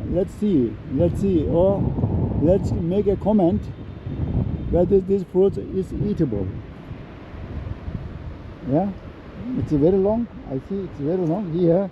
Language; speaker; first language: English; non-native, learner; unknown